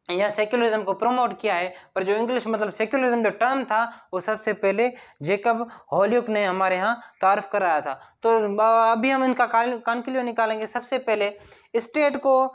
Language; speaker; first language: Urdu; non-native, local second language; Sindhi